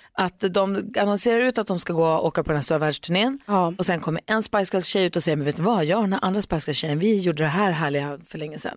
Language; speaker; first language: Swedish; native; Swedish